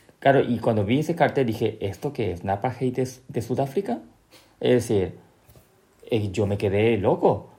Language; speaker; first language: Spanish; early bilingual, other home language; Korean